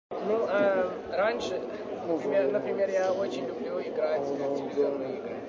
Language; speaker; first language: Russian; early bilingual, heritage; Russian